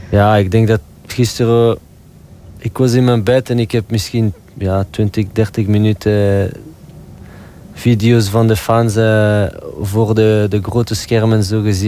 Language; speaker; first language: Dutch; non-native, local second language; French